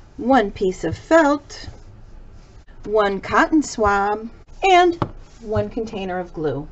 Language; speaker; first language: English; native; English